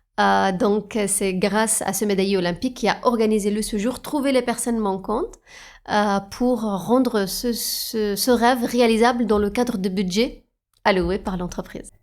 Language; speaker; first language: French; non-native, fluent; Arabic